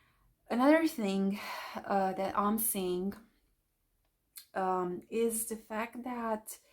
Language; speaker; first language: English; non-native, fluent; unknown